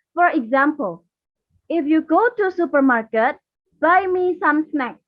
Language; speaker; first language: English; non-native, fluent; Indonesian